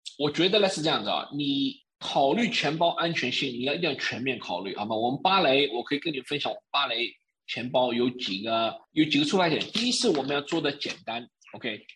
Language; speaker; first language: Chinese; early bilingual, heritage; Chinese